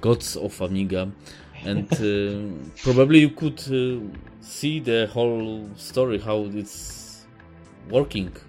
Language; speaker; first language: English; non-native, fluent; Polish